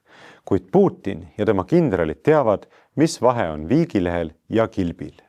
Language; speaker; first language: Estonian; native; Estonian